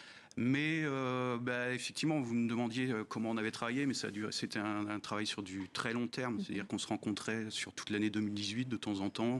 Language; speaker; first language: French; native; French